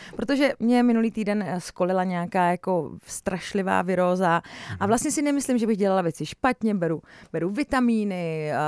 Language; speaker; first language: Czech; native; Czech